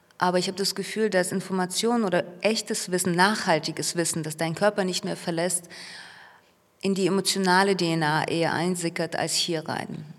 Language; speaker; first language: German; early bilingual, other home language; Russian